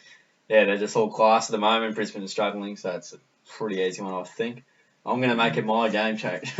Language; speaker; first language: English; native; English